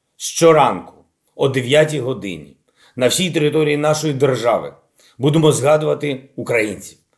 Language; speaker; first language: Ukrainian; non-native, local second language; Russian